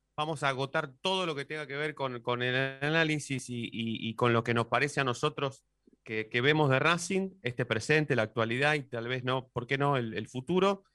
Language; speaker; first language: Spanish; native; Spanish